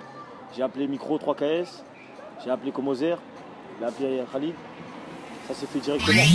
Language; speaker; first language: French; native; French